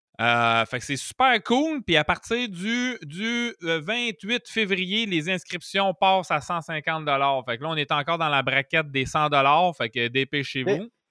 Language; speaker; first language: French; native; French